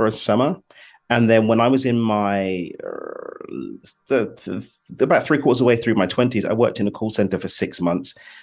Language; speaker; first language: English; native; English